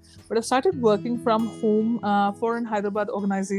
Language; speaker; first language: English; non-native, local second language; Urdu